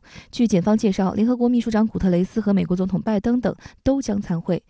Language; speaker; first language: Chinese; native; Chinese